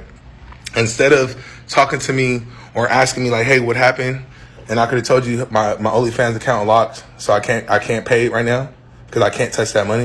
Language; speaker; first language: English; native; English